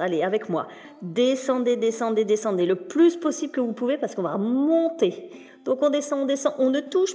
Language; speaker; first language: French; native; French